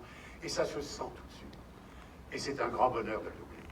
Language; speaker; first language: French; native; French